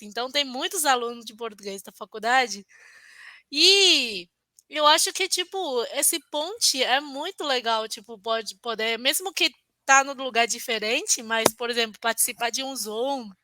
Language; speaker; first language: Portuguese; non-native, fluent; Chinese